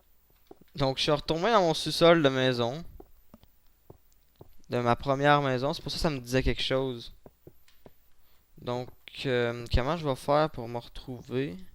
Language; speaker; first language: French; native; French